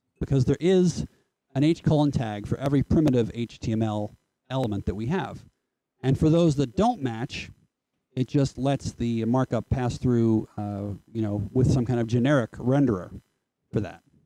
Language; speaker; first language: English; native; English